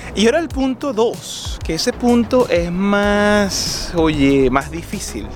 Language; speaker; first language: Spanish; native; Spanish